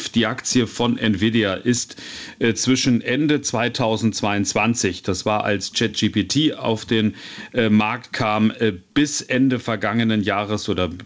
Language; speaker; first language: German; native; German